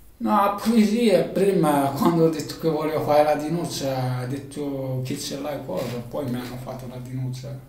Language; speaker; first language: Italian; non-native, learner; Arabic